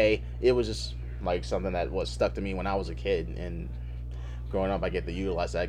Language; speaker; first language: English; native; English